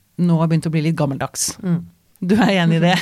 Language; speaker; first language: Norwegian; native; Norwegian